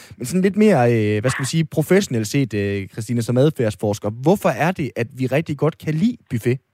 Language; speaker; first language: Danish; native; Danish